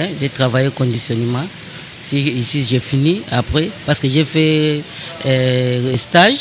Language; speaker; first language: French; non-native, learner; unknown